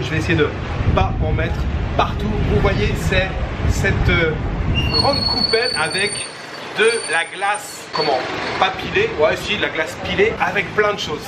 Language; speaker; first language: French; native; French